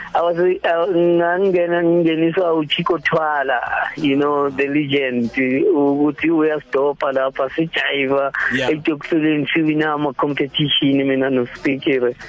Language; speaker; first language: Zulu; native; Zulu